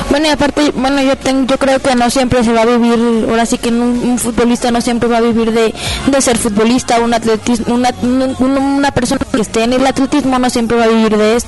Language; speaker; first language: Spanish; native; Spanish